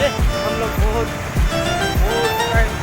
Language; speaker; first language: Hindi; non-native, local second language; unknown